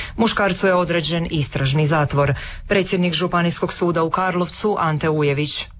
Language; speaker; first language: Croatian; native; Croatian